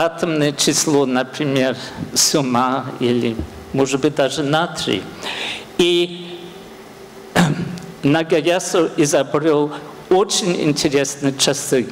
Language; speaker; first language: Russian; non-native, fluent; English